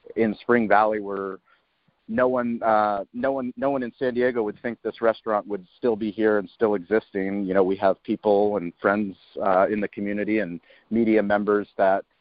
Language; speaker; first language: English; native; English